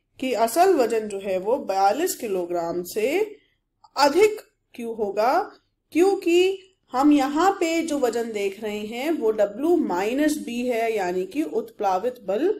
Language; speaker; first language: Hindi; native; Hindi